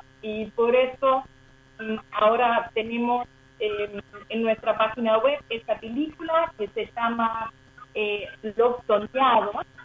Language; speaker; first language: Spanish; non-native, fluent; German